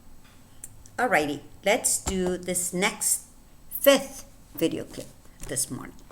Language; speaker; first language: English; non-native, fluent; Spanish